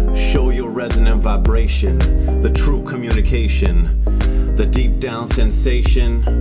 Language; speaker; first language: English; early bilingual, other home language; Spanish